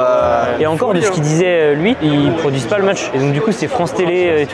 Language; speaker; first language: French; native; French